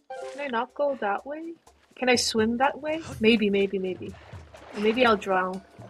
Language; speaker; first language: English; non-native, fluent; Korean